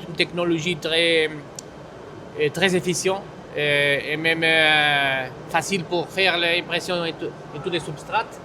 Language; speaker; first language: French; non-native, fluent; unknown